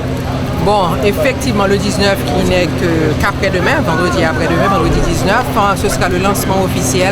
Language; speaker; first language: French; non-native, local second language; Haitian Creole